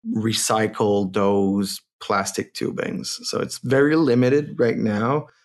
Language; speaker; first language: English; non-native, fluent; French